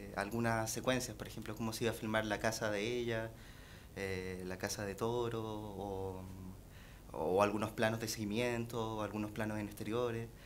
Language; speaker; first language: Spanish; native; Spanish